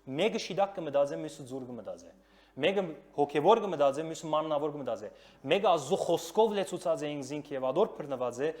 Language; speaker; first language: Armenian; early bilingual, heritage; Armenian